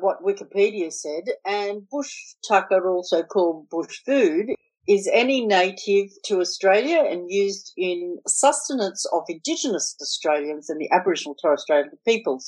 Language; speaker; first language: English; native; English